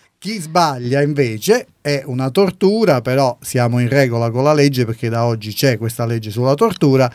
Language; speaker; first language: Italian; native; Italian